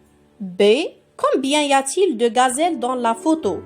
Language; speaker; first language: French; non-native, local second language; Arabic